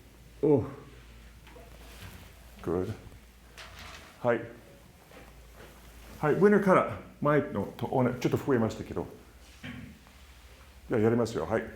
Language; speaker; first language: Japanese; non-native, fluent; English